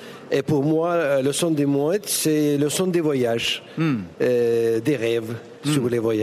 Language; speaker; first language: French; non-native, fluent; Russian